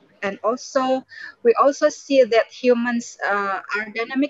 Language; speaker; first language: English; non-native, fluent; Indonesian